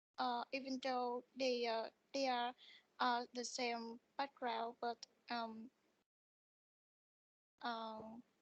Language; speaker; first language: English; non-native, learner; Vietnamese